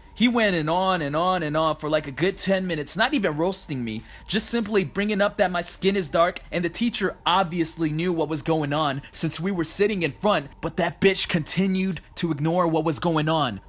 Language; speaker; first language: English; early bilingual, other home language; Japanese